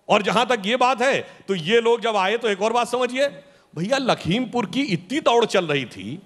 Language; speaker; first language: Hindi; native; Hindi